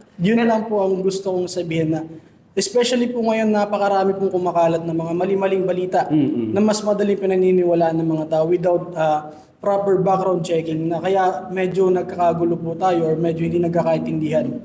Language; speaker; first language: Filipino; non-native, local second language; Bikol